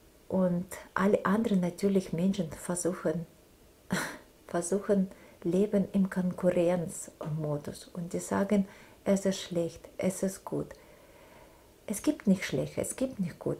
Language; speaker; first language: German; non-native, fluent; Russian